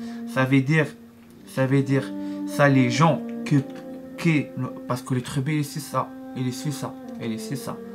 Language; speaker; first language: French; non-native, learner; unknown